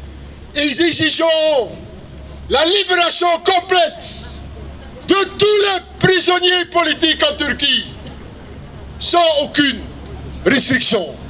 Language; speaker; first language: French; non-native, local second language; Dutch